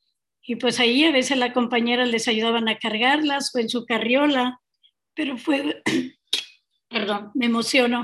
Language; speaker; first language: Spanish; native; Spanish